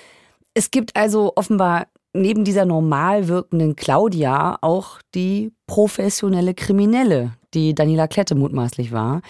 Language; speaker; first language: German; native; German